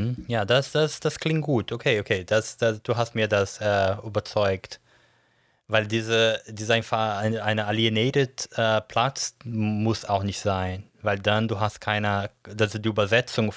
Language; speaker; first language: German; non-native, fluent; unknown